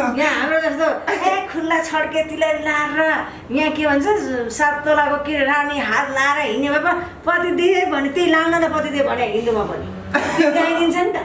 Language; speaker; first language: Nepali; native; Nepali